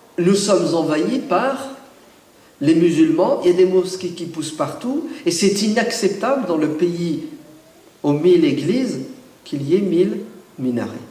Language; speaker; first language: French; early bilingual, other home language; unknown